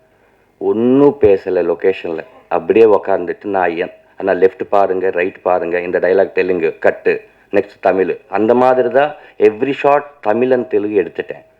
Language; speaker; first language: Tamil; non-native, learner; Telugu